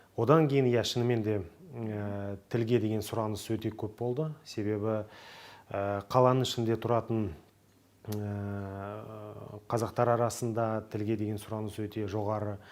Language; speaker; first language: Kazakh; non-native, local second language; Russian